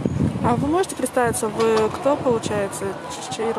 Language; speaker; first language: Russian; native; Russian